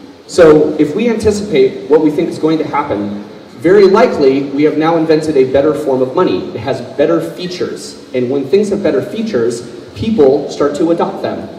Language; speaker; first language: English; native; English